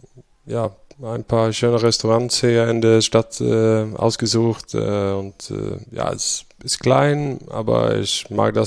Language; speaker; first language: German; non-native, fluent; Swedish